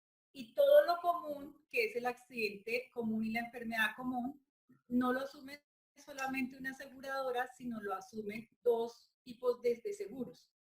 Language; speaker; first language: Spanish; native; Spanish